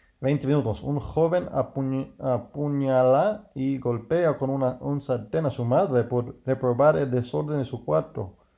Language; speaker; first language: Spanish; non-native, fluent; English